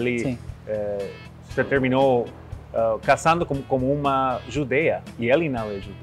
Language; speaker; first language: Portuguese; non-native, learner; Spanish